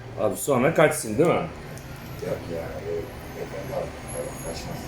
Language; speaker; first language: Turkish; native; Turkish